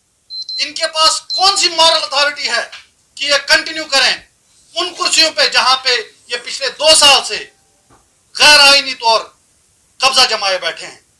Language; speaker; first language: Hindi; non-native, local second language; Kashmiri